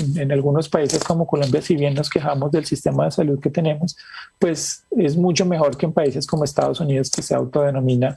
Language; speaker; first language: Spanish; native; Spanish